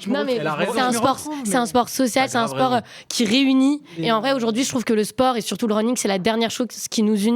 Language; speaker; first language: French; native; French